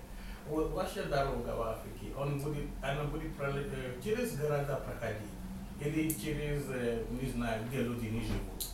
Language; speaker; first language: Russian; non-native, fluent; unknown